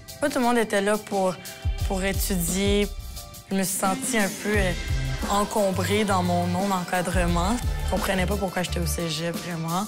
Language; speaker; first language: French; native; French